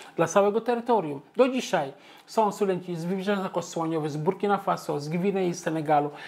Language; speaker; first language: Polish; non-native, fluent; Wolof